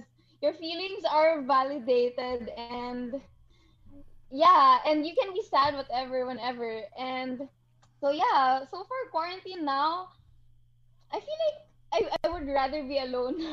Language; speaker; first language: English; non-native, local second language; Hiligaynon